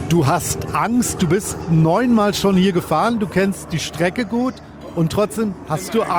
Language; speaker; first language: German; native; German